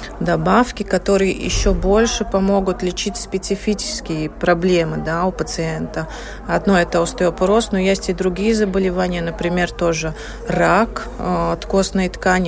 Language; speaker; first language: Russian; non-native, local second language; Latvian